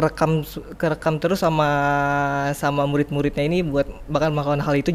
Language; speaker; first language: Indonesian; native; Indonesian